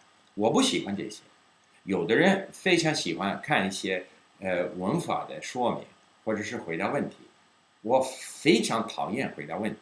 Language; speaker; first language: Chinese; non-native, fluent; English